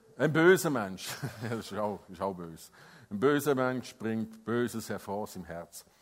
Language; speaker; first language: German; non-native, fluent; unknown